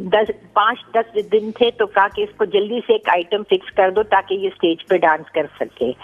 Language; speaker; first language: Hindi; non-native, local second language; Gujarati